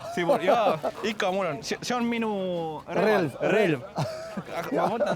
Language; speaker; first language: Estonian; non-native, learner; Spanish